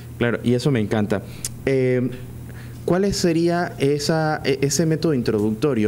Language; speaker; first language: Spanish; native; Spanish